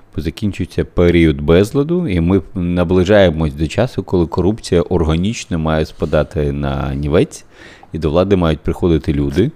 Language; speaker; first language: Ukrainian; native; Ukrainian